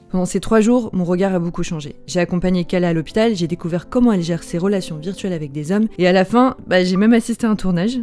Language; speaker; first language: French; native; French